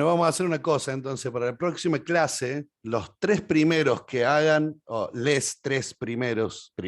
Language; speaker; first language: Spanish; native; Spanish